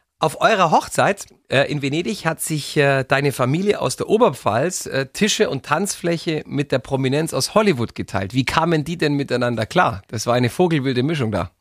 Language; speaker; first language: German; native; German